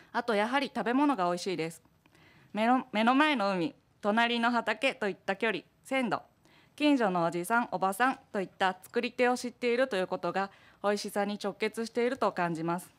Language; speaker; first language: Japanese; native; Japanese